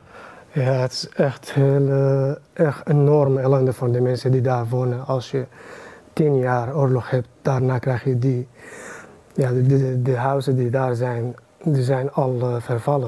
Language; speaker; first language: Dutch; non-native, learner; Arabic